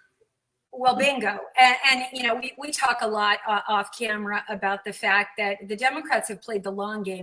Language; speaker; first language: English; native; English